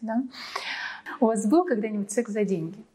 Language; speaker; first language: Russian; native; Russian